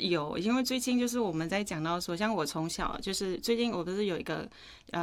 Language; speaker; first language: Chinese; non-native, fluent; Akha